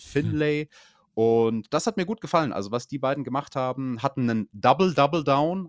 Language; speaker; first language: German; native; German